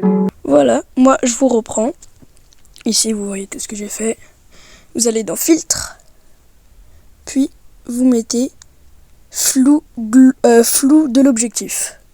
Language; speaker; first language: French; native; French